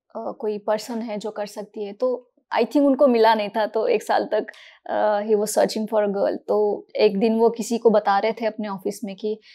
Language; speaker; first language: Hindi; non-native, local second language; Marathi